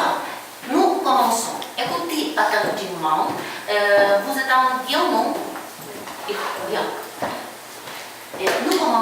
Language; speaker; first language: French; non-native, fluent; Ukrainian